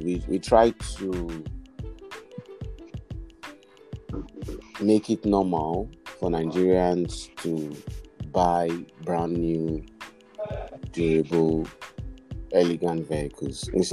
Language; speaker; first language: English; non-native, local second language; Yoruba